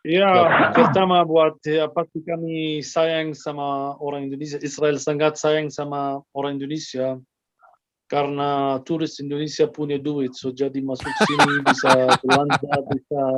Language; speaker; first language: Indonesian; non-native, fluent; Arabic